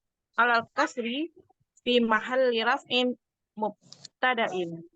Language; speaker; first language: Arabic; non-native, learner; Indonesian